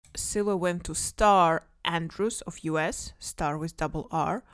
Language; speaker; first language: English; non-native, fluent; Kazakh